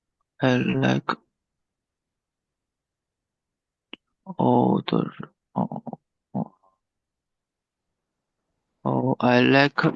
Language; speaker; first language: English; non-native, learner; Chinese